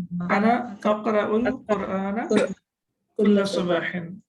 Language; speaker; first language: Arabic; non-native, fluent; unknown